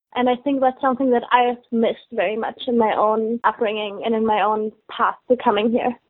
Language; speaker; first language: English; non-native, fluent; German